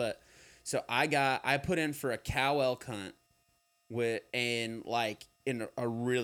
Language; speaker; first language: English; native; English